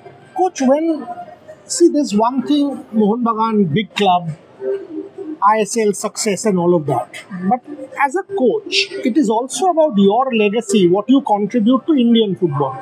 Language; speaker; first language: English; non-native, local second language; Bangla